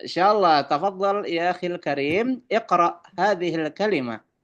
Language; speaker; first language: Arabic; non-native, fluent; Indonesian